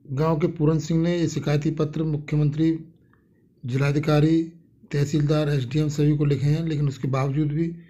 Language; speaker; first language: Hindi; native; Hindi